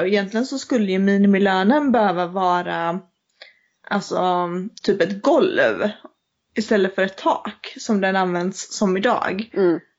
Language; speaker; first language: Swedish; native; Swedish